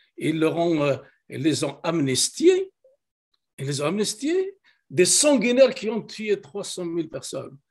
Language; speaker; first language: French; non-native, local second language; Kabyle